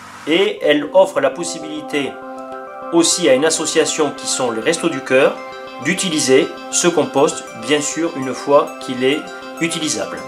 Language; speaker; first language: French; native; French